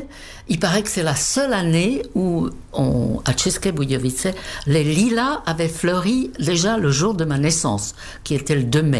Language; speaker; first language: French; non-native, fluent; Czech